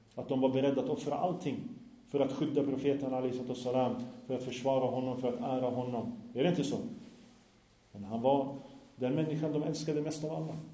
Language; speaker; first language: Swedish; non-native, fluent; Arabic